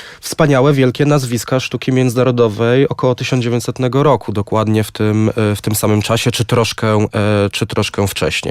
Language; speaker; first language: Polish; native; Polish